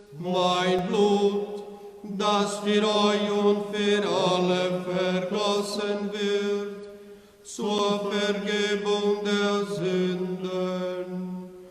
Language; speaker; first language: German; non-native, learner; Portuguese